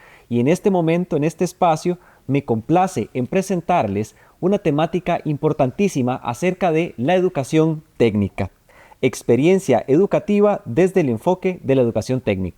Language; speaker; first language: Spanish; native; Spanish